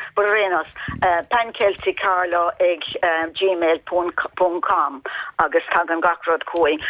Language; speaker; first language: Irish; non-native, local second language; English